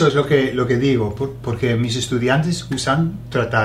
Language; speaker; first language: Spanish; non-native, fluent; English